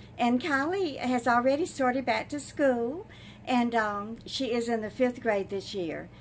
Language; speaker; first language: English; native; English